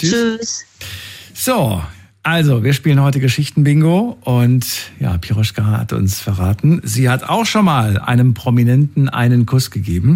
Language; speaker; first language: German; native; German